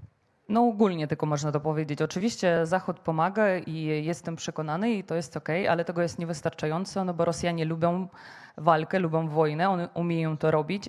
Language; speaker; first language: Polish; non-native, fluent; Ukrainian